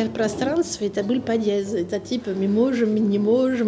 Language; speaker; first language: Russian; non-native, learner; French